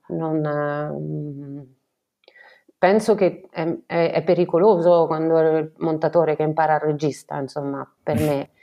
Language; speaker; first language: Italian; non-native, fluent; French